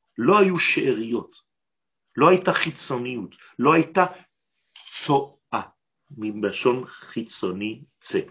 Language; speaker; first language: Hebrew; non-native, fluent; French